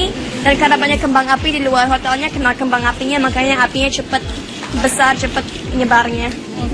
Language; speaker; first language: Indonesian; non-native, local second language; English